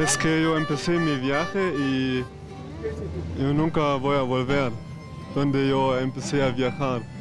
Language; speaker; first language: Spanish; non-native, fluent; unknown